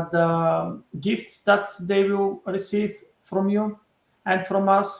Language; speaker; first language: English; non-native, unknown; Bulgarian